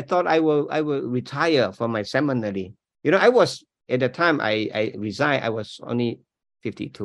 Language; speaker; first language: English; non-native, local second language; Min Nan Chinese